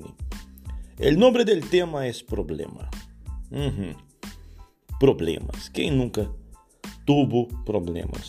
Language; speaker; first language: Portuguese; non-native, learner; Spanish